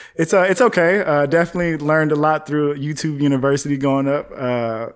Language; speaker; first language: English; native; English